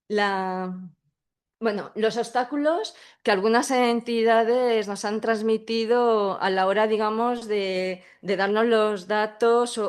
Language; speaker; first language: Spanish; native; Spanish